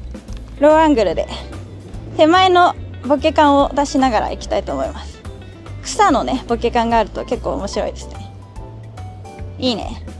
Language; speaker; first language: Japanese; native; Japanese